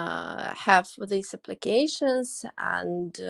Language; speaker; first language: English; non-native, learner; Russian